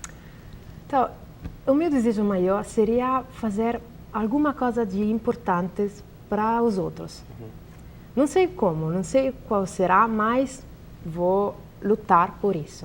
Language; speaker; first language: Portuguese; non-native, learner; Italian